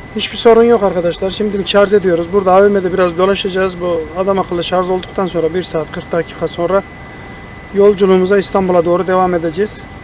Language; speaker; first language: Turkish; native; Turkish